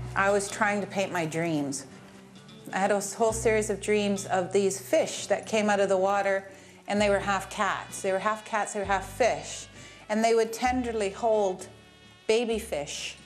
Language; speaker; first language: English; native; English